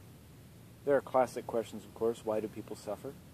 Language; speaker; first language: English; native; English